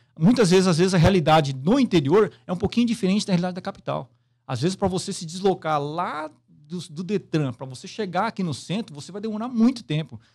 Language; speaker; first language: Portuguese; native; Portuguese